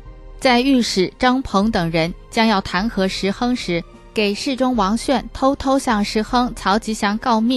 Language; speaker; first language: Chinese; native; Chinese